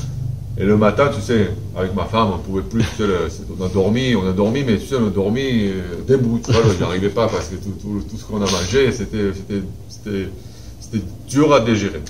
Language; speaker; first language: French; non-native, fluent; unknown